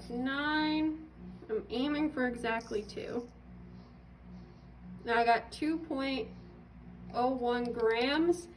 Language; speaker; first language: English; native; English